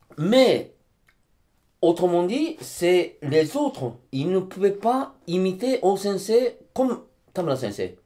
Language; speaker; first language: French; non-native, fluent; Japanese